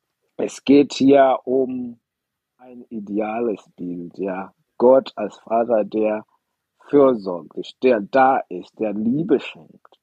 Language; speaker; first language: German; non-native, fluent; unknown